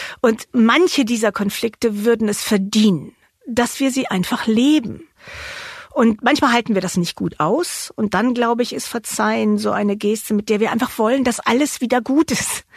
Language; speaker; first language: German; native; German